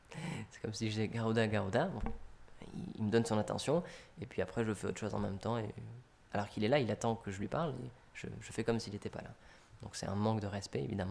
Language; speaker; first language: French; native; French